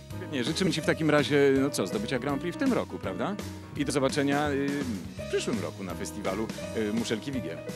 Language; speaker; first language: Polish; native; Polish